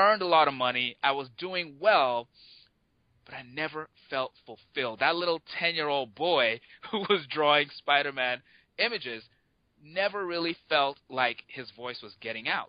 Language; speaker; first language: English; non-native, local second language; Yoruba